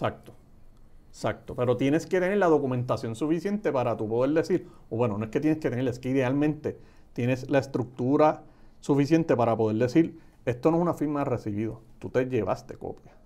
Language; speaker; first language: Spanish; native; Spanish